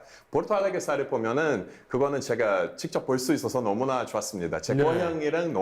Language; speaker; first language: Korean; non-native, fluent; Portuguese